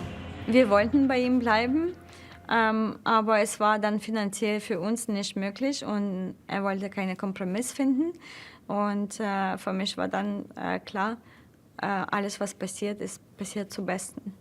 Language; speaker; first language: German; non-native, fluent; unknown